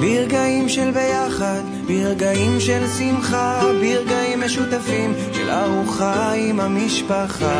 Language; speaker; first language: Hebrew; native; Hebrew